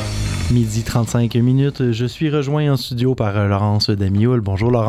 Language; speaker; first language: French; native; French